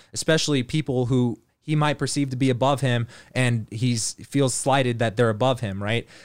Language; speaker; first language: English; native; English